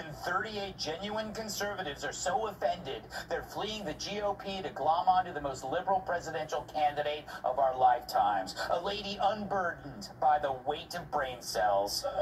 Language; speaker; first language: English; native; English